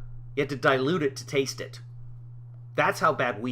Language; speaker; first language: English; native; English